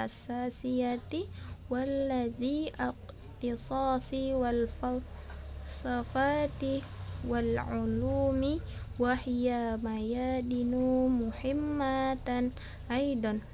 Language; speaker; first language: Arabic; non-native, learner; Indonesian